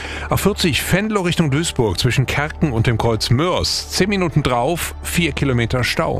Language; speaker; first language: German; native; German